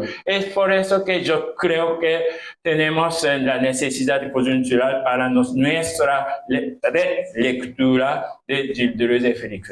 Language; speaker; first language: Spanish; non-native, fluent; Japanese